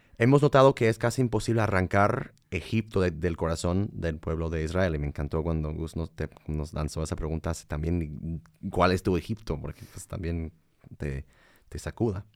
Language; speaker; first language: Spanish; non-native, fluent; English